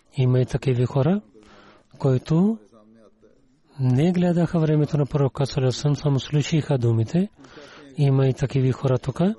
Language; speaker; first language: Bulgarian; non-native, learner; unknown